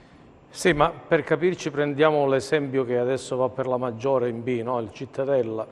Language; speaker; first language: Italian; native; Italian